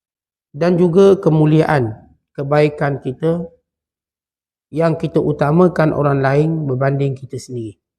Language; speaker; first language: Malay; native; Malay